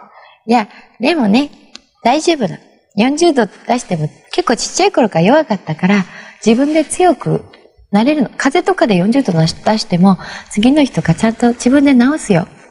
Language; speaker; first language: Japanese; native; Japanese